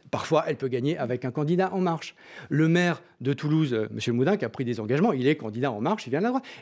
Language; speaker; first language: French; native; French